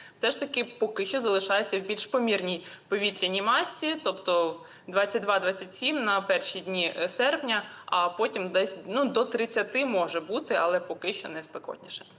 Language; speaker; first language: Ukrainian; native; Ukrainian